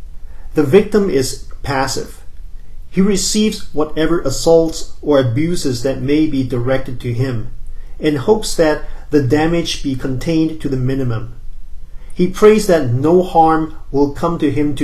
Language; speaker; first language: English; non-native, local second language; Cantonese